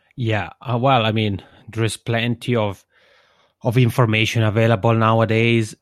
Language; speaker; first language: English; non-native, fluent; Italian